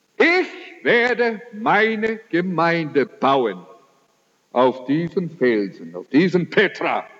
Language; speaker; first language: German; early bilingual, heritage; German